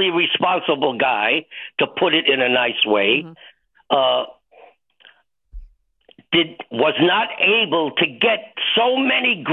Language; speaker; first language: English; native; English